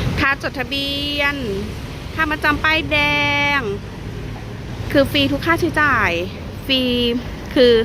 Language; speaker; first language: Thai; native; Thai